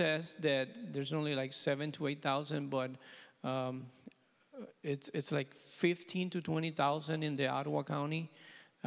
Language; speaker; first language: English; non-native, fluent; Spanish